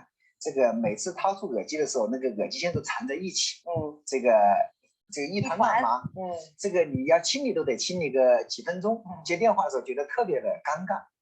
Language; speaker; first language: Chinese; native; Chinese